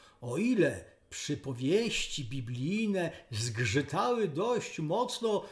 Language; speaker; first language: Polish; native; Polish